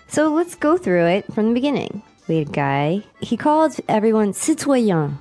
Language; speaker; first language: English; native; English